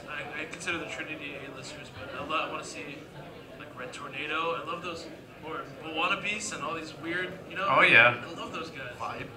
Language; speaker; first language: English; native; English